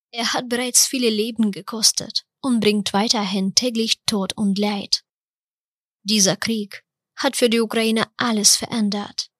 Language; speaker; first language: German; non-native, fluent; Ukrainian